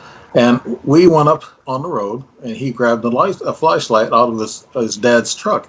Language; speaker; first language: English; native; English